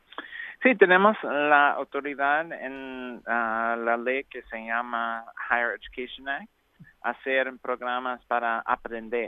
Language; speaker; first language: Spanish; non-native, learner; English